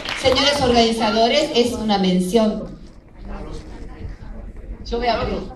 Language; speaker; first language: Spanish; native; Spanish